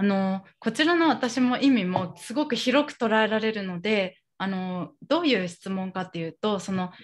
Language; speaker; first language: Japanese; native; Japanese